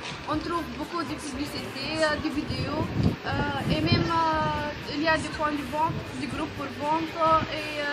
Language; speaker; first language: French; non-native, local second language; Arabic